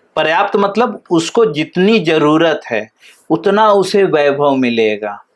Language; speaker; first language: Hindi; native; Hindi